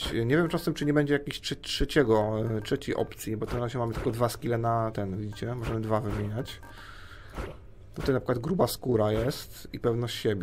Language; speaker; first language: Polish; native; Polish